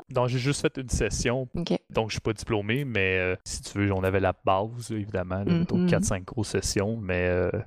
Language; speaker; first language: French; native; French